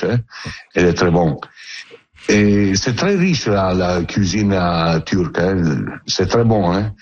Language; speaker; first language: French; non-native, learner; Italian